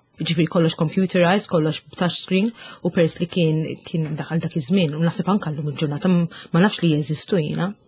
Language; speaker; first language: Maltese; native; Maltese